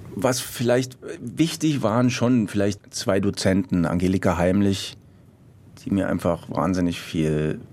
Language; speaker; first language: German; early bilingual, other home language; Croatian